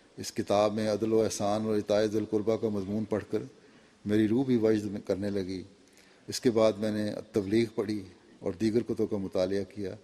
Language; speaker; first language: Urdu; native; Urdu